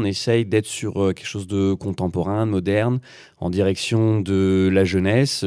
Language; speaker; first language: French; native; French